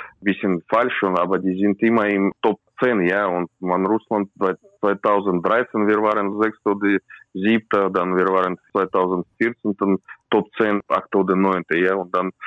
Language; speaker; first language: German; non-native, learner; Russian